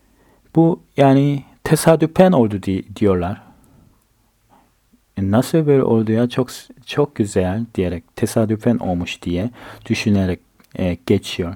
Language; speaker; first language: Turkish; non-native, fluent; Korean